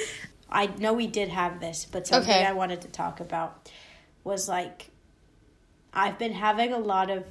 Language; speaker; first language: English; native; English